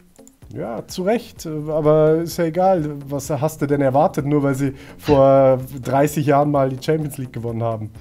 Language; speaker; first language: German; native; German